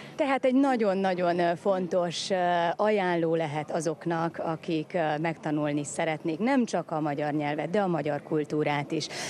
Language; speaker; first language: Hungarian; native; Hungarian